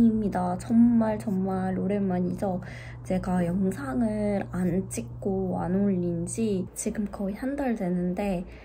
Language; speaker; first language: Korean; non-native, fluent; Arabic